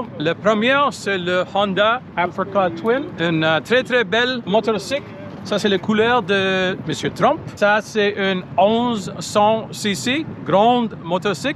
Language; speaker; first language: French; non-native, local second language; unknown